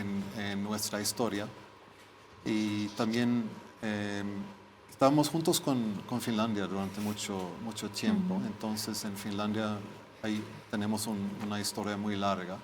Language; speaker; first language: Spanish; non-native, fluent; Swedish